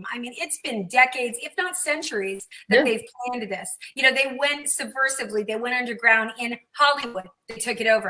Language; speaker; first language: English; native; English